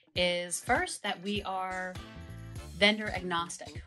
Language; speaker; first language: English; native; English